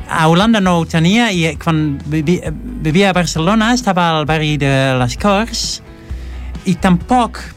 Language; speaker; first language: Catalan; non-native, fluent; Dutch